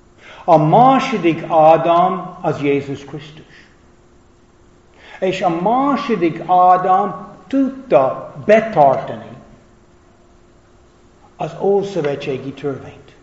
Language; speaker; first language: Hungarian; non-native, fluent; English